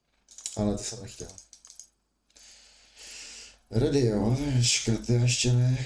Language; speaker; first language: Czech; native; Czech